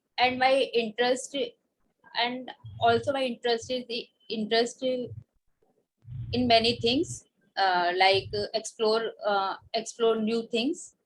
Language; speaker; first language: English; non-native, learner; Hindi